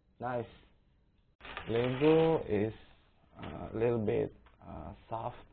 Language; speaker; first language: English; non-native, learner; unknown